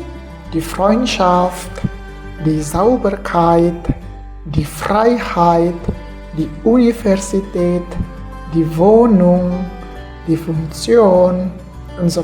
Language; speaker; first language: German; non-native, fluent; Indonesian